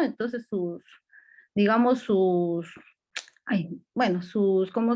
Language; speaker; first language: Spanish; native; Spanish